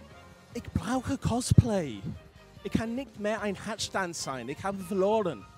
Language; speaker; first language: German; non-native, fluent; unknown